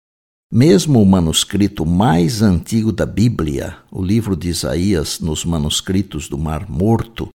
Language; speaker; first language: Portuguese; native; Portuguese